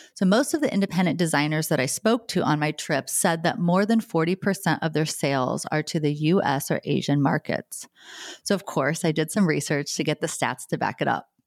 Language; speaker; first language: English; native; English